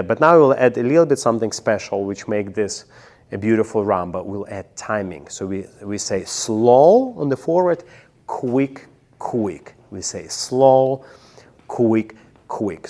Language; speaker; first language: English; non-native, fluent; Russian